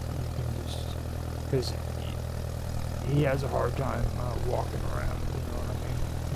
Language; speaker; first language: English; native; English